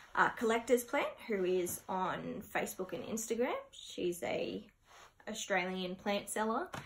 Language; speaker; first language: English; native; English